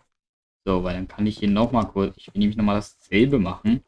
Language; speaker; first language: German; native; German